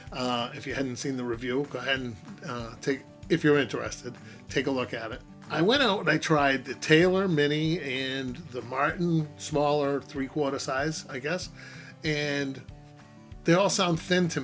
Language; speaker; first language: English; native; English